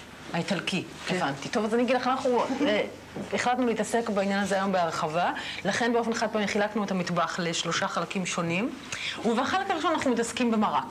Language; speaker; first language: Hebrew; native; Hebrew